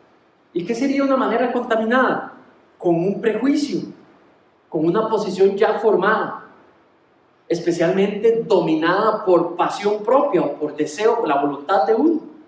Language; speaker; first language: Spanish; native; Spanish